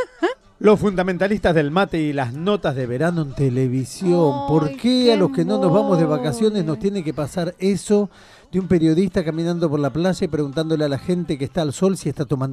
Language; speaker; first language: Spanish; native; Spanish